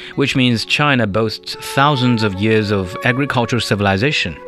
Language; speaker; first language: English; non-native, fluent; Chinese